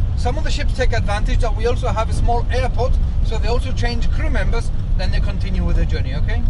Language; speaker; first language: English; non-native, local second language; Spanish